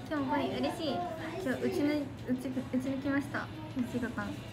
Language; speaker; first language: Japanese; native; Japanese